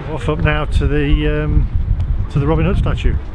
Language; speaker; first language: English; native; English